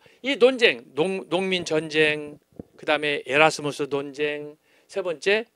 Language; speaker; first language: Korean; native; Korean